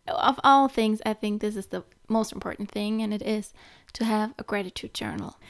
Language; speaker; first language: English; non-native, fluent; German